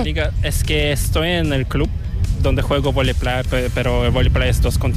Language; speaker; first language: Spanish; non-native, fluent; Korean